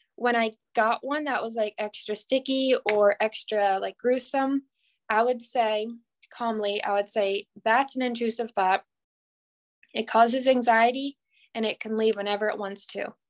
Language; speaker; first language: English; native; English